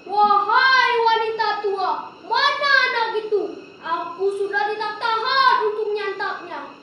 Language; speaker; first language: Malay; non-native, local second language; Balinese